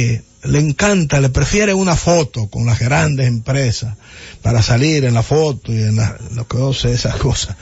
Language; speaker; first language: Spanish; native; Spanish